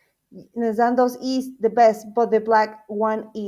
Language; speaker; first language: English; non-native, fluent; Spanish